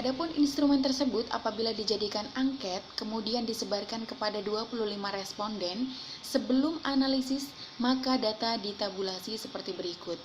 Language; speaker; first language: Indonesian; native; Indonesian